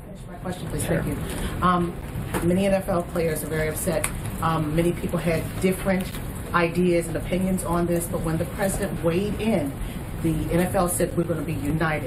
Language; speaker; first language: English; native; English